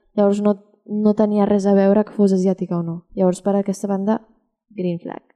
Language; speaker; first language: Catalan; early bilingual, other home language; Chinese